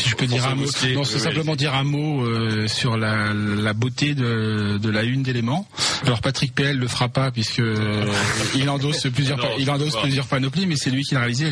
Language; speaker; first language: French; native; French